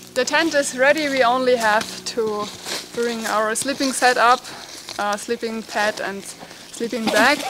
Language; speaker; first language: English; non-native, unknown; German